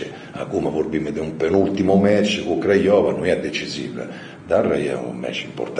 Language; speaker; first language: Romanian; non-native, fluent; Italian